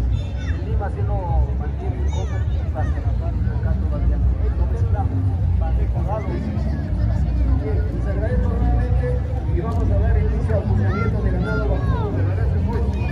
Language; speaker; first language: Spanish; native; Spanish